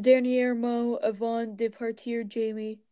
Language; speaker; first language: French; non-native, learner; English